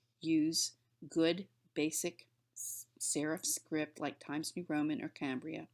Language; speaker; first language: English; native; English